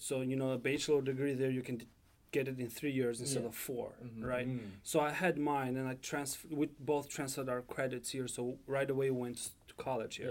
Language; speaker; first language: English; non-native, fluent; Albanian